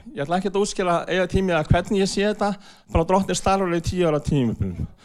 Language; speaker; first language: Icelandic; non-native, fluent; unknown